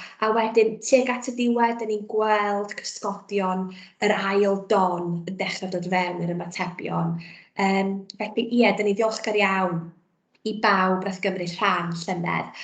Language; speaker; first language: Welsh; native; Welsh